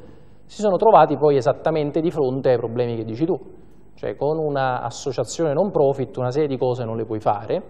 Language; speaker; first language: Italian; native; Italian